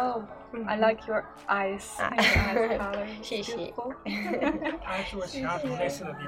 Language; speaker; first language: English; non-native, learner; Chinese